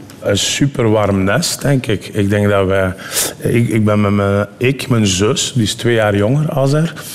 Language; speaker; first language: Dutch; early bilingual, other home language; Turkish